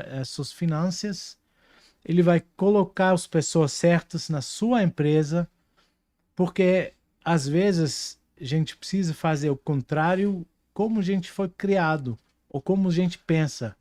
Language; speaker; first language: Portuguese; non-native, fluent; Dutch